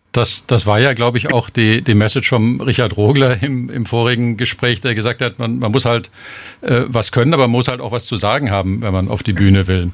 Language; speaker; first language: German; native; German